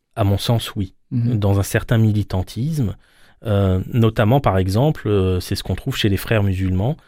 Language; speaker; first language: French; native; French